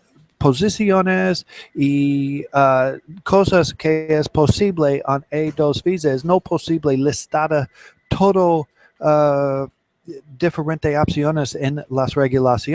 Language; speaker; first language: Spanish; non-native, learner; English